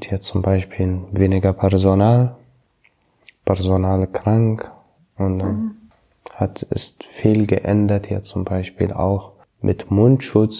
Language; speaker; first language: German; non-native, learner; Arabic